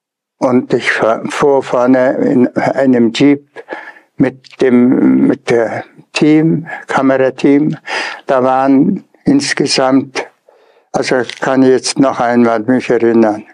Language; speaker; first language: German; non-native, fluent; Tuvinian